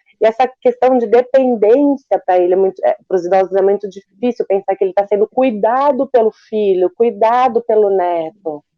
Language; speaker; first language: Portuguese; native; Portuguese